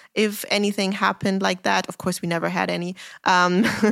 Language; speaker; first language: English; non-native, fluent; German